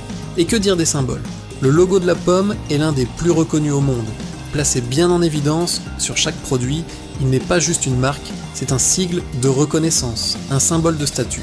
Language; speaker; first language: French; native; French